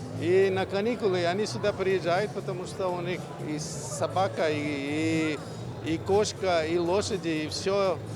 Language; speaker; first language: Russian; non-native, fluent; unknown